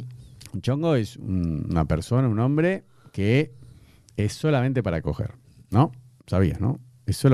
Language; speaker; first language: Spanish; native; Spanish